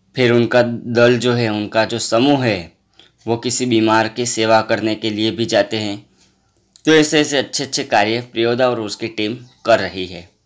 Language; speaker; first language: Hindi; non-native, local second language; Gujarati